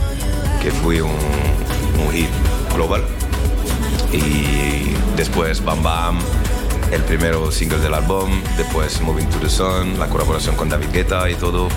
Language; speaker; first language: Spanish; non-native, learner; French